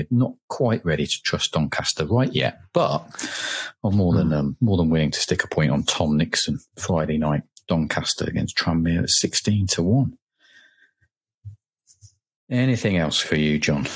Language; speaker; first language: English; native; English